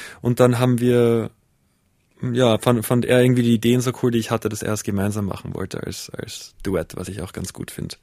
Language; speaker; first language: German; native; German